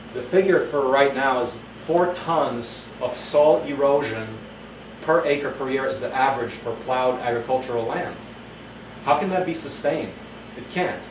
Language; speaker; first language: English; non-native, fluent; Polish